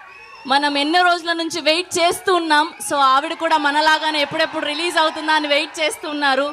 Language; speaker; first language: Telugu; native; Telugu